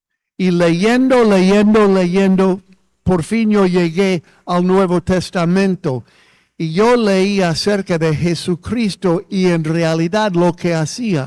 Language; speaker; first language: Spanish; non-native, fluent; English